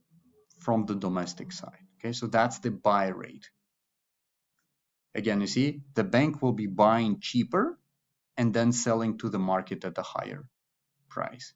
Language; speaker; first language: English; non-native, fluent; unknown